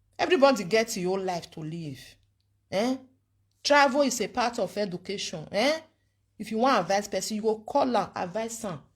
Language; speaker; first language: Nigerian Pidgin; non-native, local second language; Bini